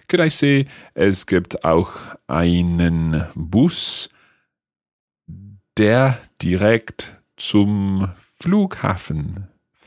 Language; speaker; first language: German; non-native, learner; English